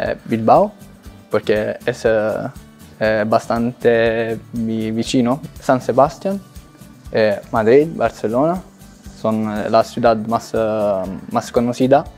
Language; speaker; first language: Spanish; non-native, learner; Italian